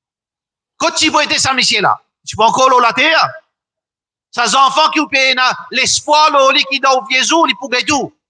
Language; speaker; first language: French; non-native, local second language; Morisyen